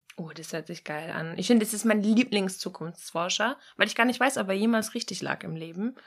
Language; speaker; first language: German; native; German